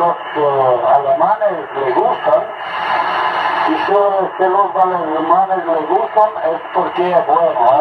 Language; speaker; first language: Spanish; non-native, learner; Portuguese